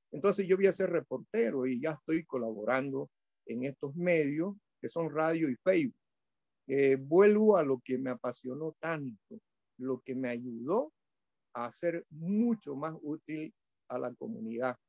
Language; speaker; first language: Spanish; native; Spanish